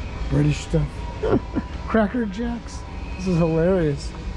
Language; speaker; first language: English; native; English